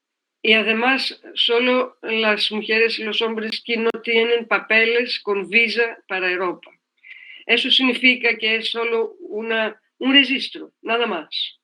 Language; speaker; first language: Spanish; non-native, fluent; Greek